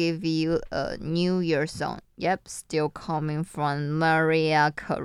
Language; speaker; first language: English; non-native, learner; Chinese